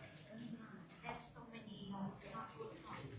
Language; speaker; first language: English; non-native, learner; Vietnamese